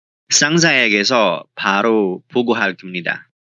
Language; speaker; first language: Korean; non-native, fluent; Filipino